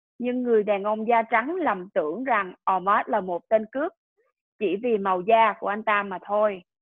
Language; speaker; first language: Vietnamese; early bilingual, heritage; Vietnamese